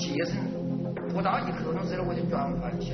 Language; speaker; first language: Chinese; native; Chinese